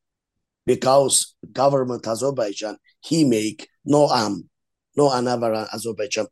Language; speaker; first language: English; non-native, learner; Azerbaijani